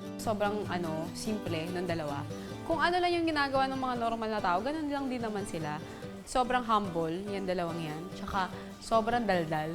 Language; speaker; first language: Filipino; native; Filipino